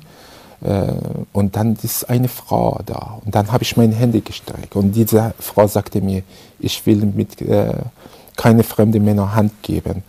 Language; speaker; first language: German; non-native, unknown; Persian